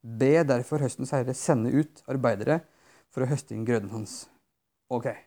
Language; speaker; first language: Norwegian; native; Norwegian